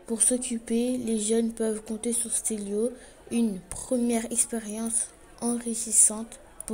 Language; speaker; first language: French; native; French